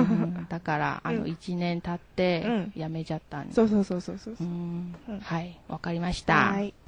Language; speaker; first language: Japanese; non-native, learner; Chinese